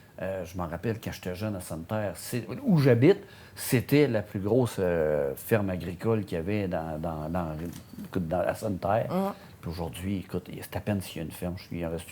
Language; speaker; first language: French; native; French